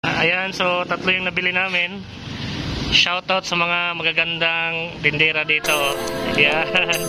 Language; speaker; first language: Filipino; non-native, local second language; Cebuano